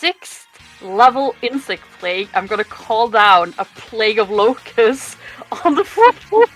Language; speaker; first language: English; non-native, fluent; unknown